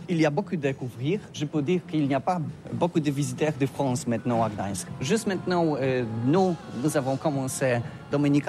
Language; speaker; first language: French; non-native, learner; Polish